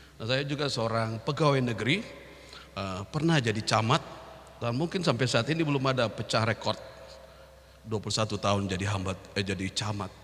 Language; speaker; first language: Indonesian; native; Indonesian